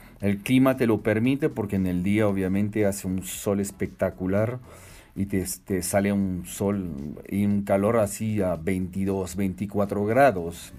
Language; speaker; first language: Spanish; non-native, fluent; French